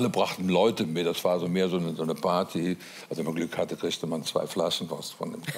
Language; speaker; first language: German; native; German